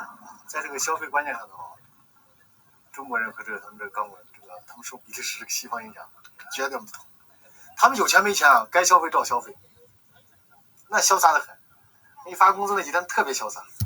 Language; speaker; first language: Chinese; native; Chinese